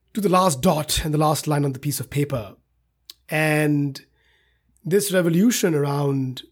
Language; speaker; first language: English; non-native, local second language; Hindi